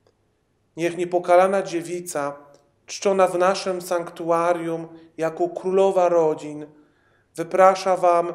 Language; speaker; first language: Polish; native; Polish